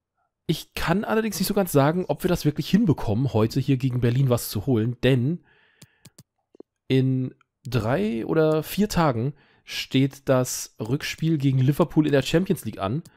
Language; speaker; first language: German; native; German